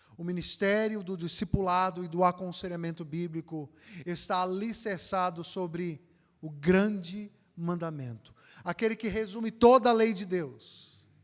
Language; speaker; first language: Portuguese; native; Portuguese